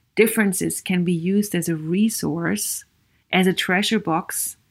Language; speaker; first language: English; non-native, fluent; German